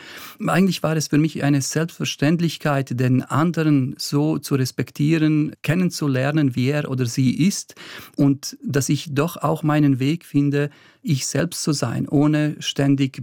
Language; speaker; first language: German; early bilingual, other home language; Bosnian